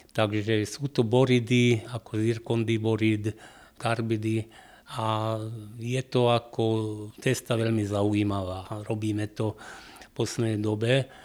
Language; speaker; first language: Slovak; non-native, local second language; Hungarian